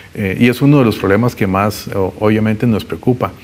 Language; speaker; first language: Spanish; native; Spanish